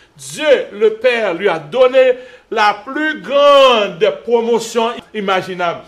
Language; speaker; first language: French; native; French